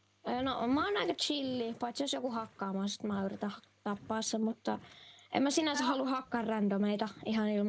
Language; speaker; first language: Finnish; native; Finnish